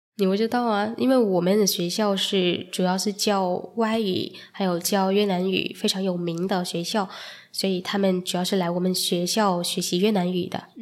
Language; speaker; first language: Chinese; non-native, fluent; Vietnamese